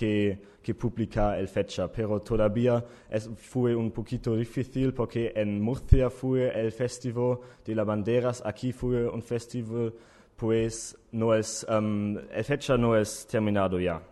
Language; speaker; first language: Spanish; non-native, learner; German